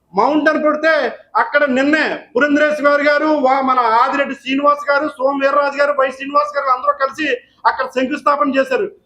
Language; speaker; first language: Telugu; native; Telugu